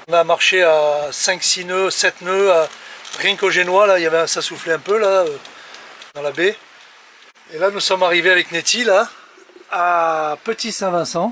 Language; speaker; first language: French; native; French